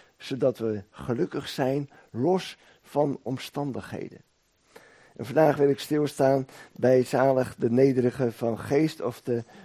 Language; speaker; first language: Dutch; native; Dutch